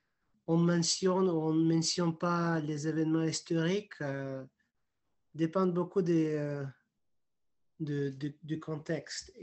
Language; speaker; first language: French; non-native, fluent; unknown